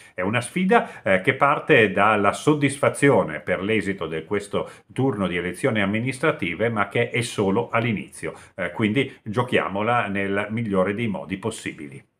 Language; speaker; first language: Italian; native; Italian